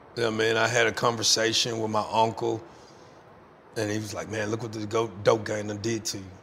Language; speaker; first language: English; native; English